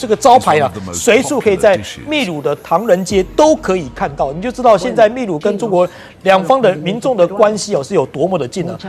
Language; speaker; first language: Chinese; native; Chinese